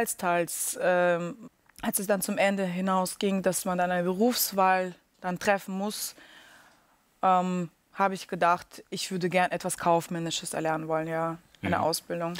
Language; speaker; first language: German; early bilingual, other home language; Russian